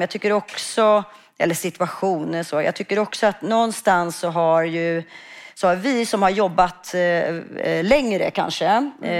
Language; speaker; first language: Swedish; native; Swedish